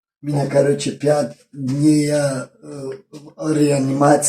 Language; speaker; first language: Russian; non-native, fluent; Tajik